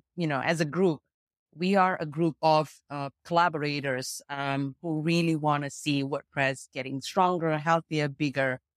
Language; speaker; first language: English; non-native, fluent; Indonesian